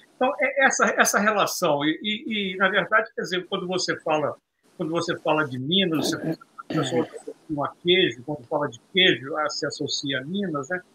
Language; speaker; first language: Portuguese; native; Portuguese